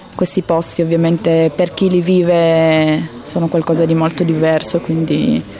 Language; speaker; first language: Italian; native; Italian